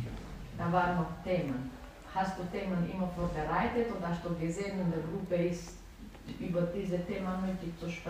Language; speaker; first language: German; non-native, fluent; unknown